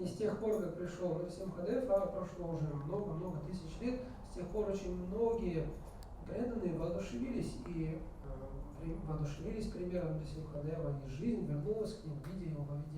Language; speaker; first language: Russian; native; Russian